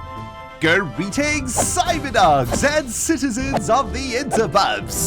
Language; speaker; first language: English; native; English